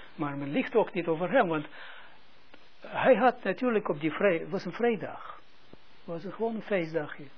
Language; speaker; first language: Dutch; non-native, fluent; Hebrew